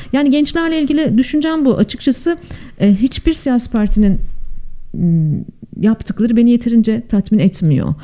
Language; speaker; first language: Turkish; native; Turkish